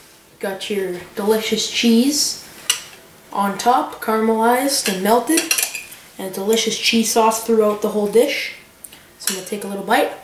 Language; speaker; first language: English; native; English